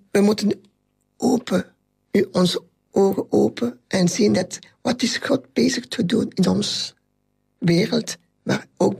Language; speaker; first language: Dutch; non-native, local second language; French